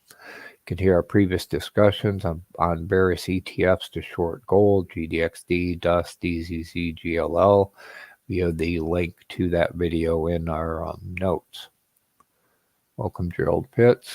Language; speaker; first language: English; native; English